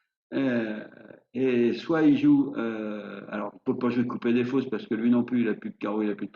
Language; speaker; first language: French; native; French